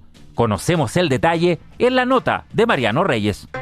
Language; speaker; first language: Spanish; native; Spanish